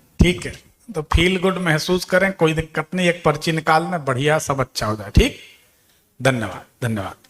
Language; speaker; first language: Hindi; native; Hindi